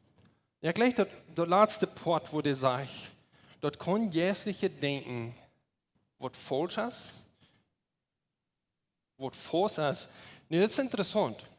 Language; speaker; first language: German; non-native, learner; Plautdietsch